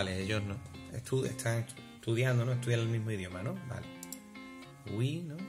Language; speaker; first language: Spanish; native; Spanish